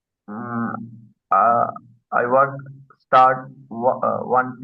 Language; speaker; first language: English; non-native, learner; Urdu